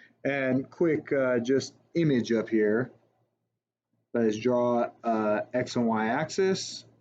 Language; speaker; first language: English; native; English